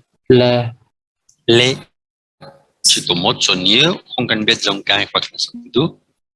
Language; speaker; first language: Vietnamese; non-native, fluent; French